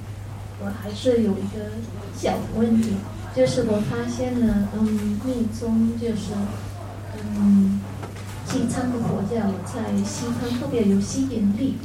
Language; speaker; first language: Chinese; non-native, fluent; German